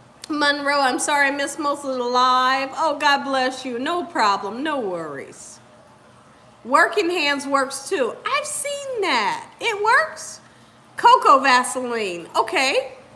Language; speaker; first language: English; native; English